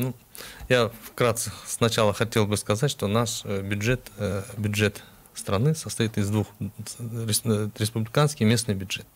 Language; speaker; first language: Russian; non-native, local second language; Kyrgyz